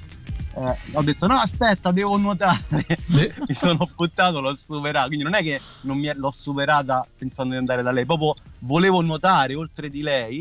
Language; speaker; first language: Italian; native; Italian